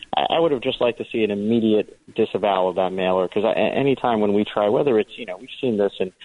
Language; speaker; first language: English; early bilingual, other home language; Hindi